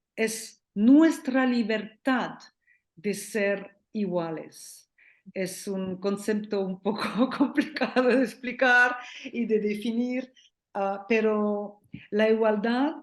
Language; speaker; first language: Spanish; non-native, fluent; French